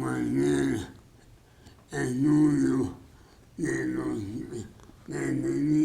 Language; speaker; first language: Spanish; non-native, fluent; English